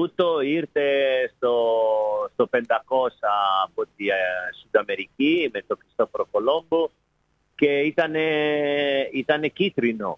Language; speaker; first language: Greek; non-native, fluent; Italian